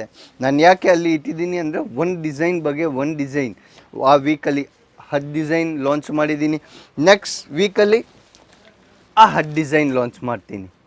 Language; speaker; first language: Kannada; non-native, local second language; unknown